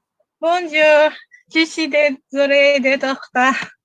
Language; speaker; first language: French; non-native, learner; Japanese